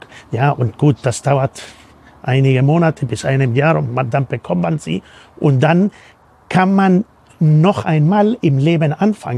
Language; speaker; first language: German; non-native, fluent; Spanish